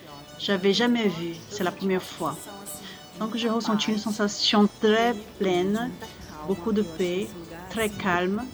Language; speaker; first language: French; non-native, fluent; Portuguese